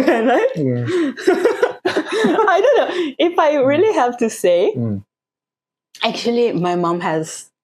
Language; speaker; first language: English; non-native, fluent; Portuguese